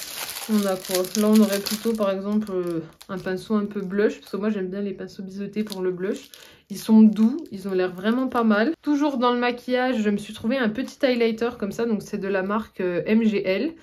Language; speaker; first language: French; native; French